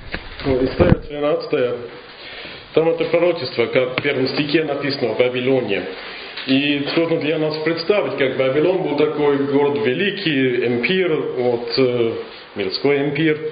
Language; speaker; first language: Russian; non-native, fluent; English